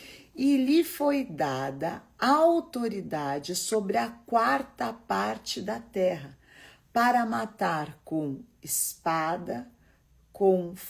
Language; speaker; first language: Portuguese; native; Portuguese